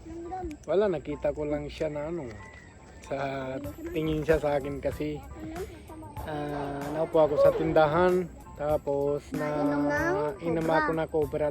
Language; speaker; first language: Filipino; non-native, learner; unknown